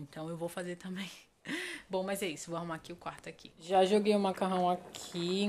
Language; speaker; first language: Portuguese; native; Portuguese